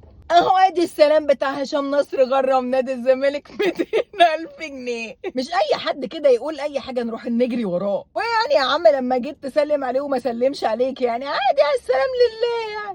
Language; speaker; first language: Arabic; native; Arabic